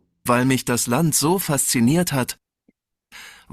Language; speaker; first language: German; non-native, learner; Bangla